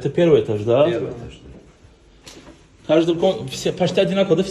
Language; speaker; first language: Russian; non-native, learner; Turkish